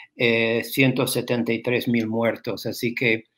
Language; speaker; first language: Spanish; non-native, fluent; English